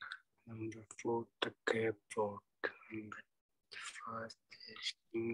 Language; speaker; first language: English; non-native, learner; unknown